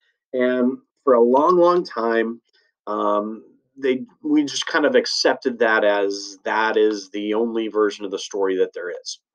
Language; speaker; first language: English; native; English